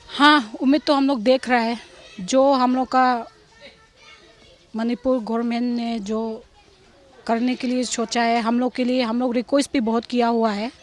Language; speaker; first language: Hindi; non-native, local second language; Manipuri